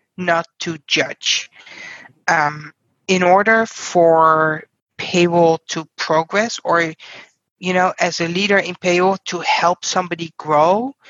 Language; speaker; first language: English; non-native, fluent; Dutch